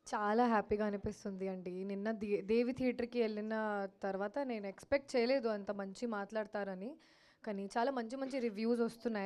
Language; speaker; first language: Telugu; non-native, local second language; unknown